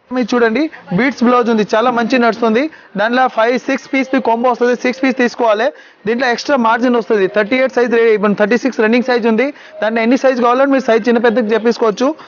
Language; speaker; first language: Telugu; non-native, local second language; Urdu